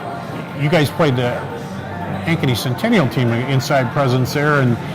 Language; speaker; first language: English; native; English